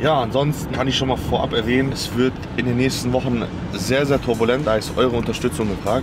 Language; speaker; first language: German; native; German